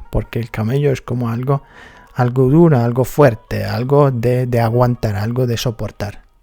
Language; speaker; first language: Spanish; non-native, fluent; Arabic